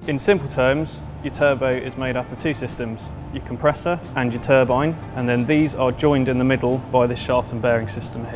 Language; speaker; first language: English; native; English